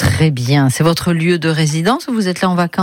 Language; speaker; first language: French; native; French